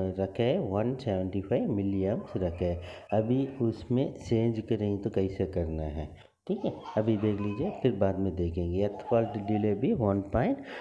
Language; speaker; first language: Hindi; non-native, local second language; Tamil